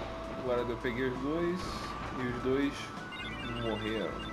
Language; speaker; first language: Portuguese; native; Portuguese